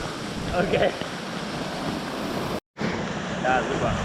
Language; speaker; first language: German; non-native, learner; English